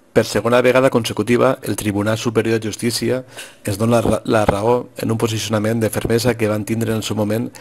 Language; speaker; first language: Catalan; native; Catalan